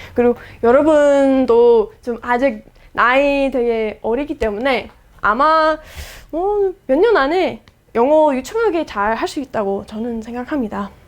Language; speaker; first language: Korean; non-native, fluent; English